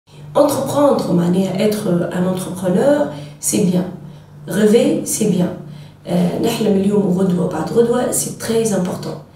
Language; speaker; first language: French; non-native, local second language; Arabic